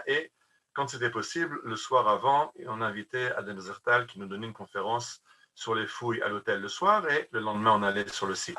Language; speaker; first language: French; native; French